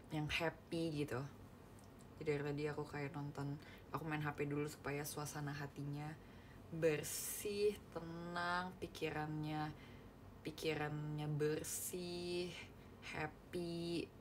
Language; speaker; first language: Indonesian; native; Indonesian